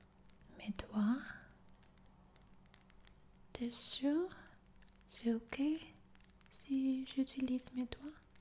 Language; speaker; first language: French; non-native, fluent; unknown